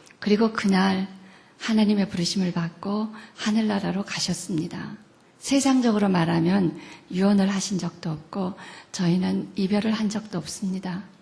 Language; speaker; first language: Korean; native; Korean